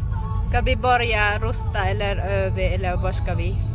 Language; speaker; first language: Swedish; non-native, learner; Filipino